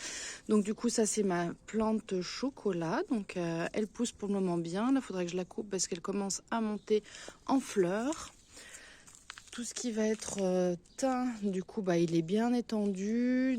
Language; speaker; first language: French; native; French